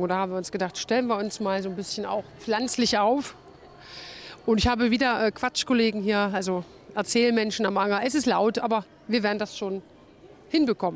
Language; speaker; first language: German; native; German